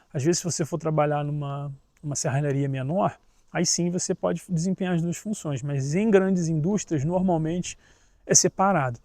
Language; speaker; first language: Portuguese; native; Portuguese